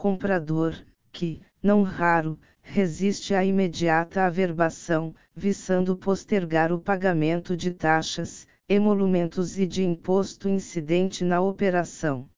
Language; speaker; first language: Portuguese; native; Portuguese